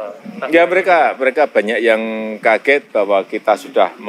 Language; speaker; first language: Indonesian; native; Indonesian